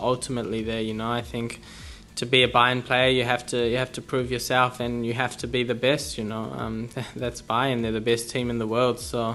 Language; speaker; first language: English; native; English